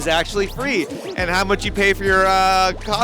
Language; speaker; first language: English; native; English